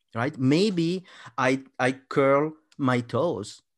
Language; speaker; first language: English; non-native, fluent; Italian